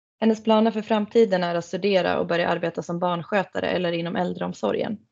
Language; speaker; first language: Swedish; native; Swedish